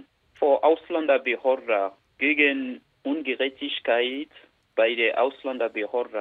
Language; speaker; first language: German; non-native, learner; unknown